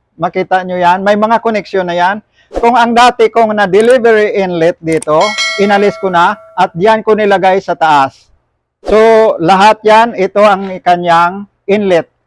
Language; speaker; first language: Filipino; non-native, local second language; Hiligaynon